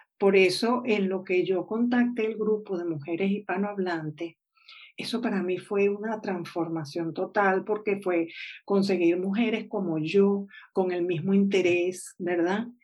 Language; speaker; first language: Spanish; native; Spanish